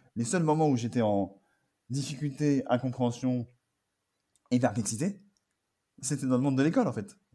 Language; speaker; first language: French; native; French